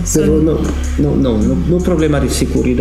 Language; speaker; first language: Spanish; non-native, learner; French